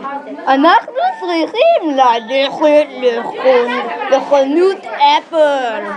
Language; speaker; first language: Hebrew; non-native, learner; English